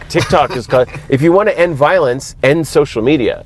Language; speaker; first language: English; native; English